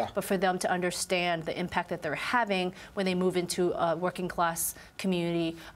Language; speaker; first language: English; native; English